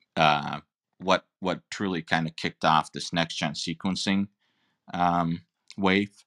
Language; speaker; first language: English; non-native, fluent; Turkish